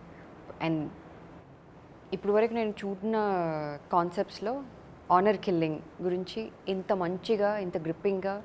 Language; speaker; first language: Telugu; non-native, learner; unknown